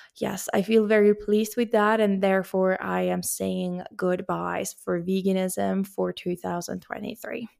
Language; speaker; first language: English; non-native, fluent; Finnish